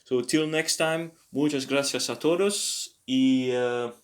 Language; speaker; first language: Spanish; non-native, learner; English